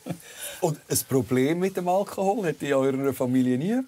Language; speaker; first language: German; native; German